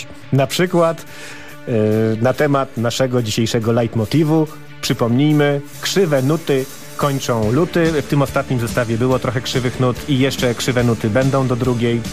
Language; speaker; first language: Polish; native; Polish